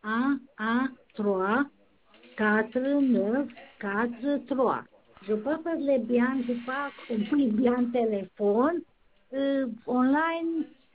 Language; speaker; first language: French; non-native, learner; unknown